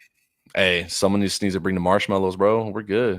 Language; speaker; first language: English; native; English